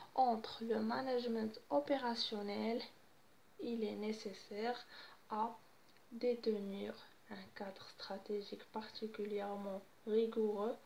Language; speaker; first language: French; non-native, local second language; Arabic